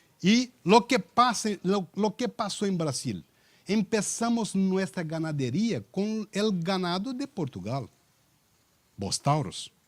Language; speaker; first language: Spanish; non-native, learner; Portuguese